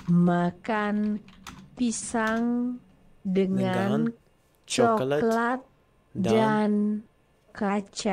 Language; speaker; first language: Indonesian; non-native, learner; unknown